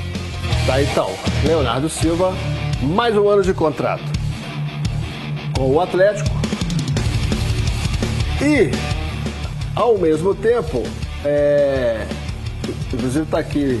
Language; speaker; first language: Portuguese; native; Portuguese